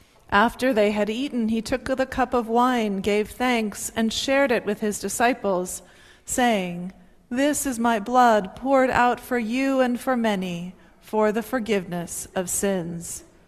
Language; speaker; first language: English; native; English